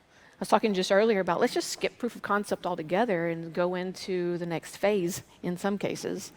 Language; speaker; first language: English; native; English